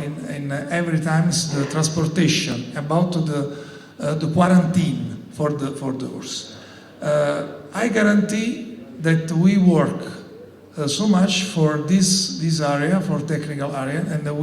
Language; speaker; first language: English; non-native, learner; Italian